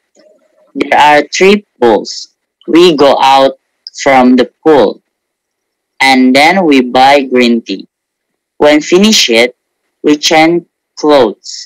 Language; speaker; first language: English; non-native, learner; Indonesian